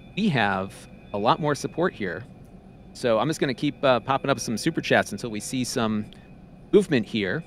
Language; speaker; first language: English; native; English